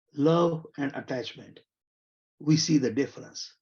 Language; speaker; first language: English; non-native, local second language; Marathi